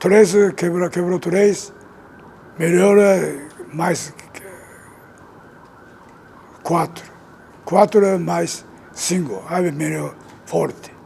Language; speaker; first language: Portuguese; non-native, learner; Japanese